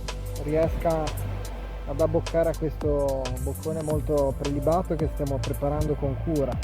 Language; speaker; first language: Italian; native; Italian